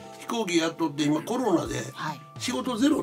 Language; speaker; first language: Japanese; native; Japanese